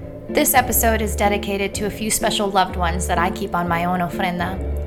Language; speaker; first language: English; early bilingual, other home language; Spanish